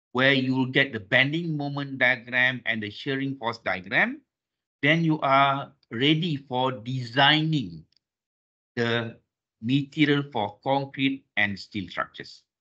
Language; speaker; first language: English; non-native, local second language; Malay